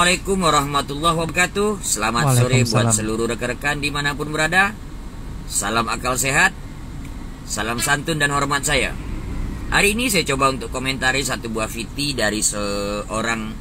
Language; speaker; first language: Indonesian; non-native, local second language; Malay